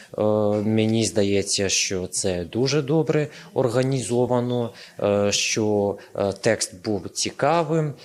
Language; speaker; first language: Ukrainian; non-native, fluent; Serbian